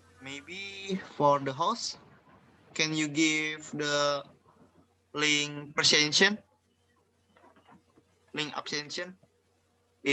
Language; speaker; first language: English; non-native, learner; Indonesian